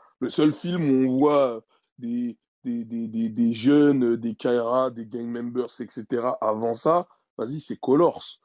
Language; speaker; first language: French; native; French